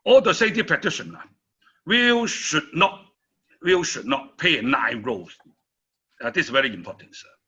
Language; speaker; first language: English; non-native, learner; Chinese